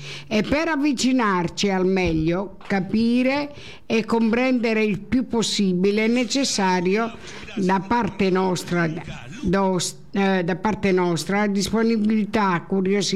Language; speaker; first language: Italian; native; Italian